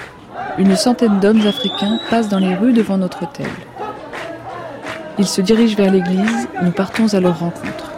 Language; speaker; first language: French; native; French